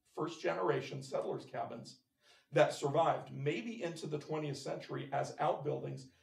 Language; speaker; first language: English; native; English